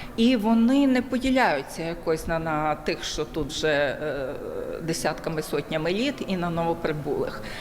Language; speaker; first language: Ukrainian; early bilingual, heritage; Ukrainian